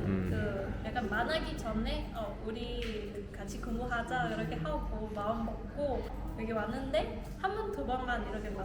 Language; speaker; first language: Korean; non-native, fluent; Vietnamese